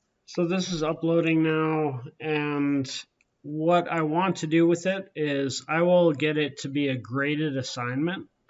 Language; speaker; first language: English; native; English